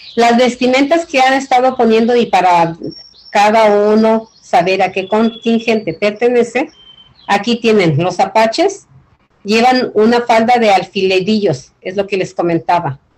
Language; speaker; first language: Spanish; native; Spanish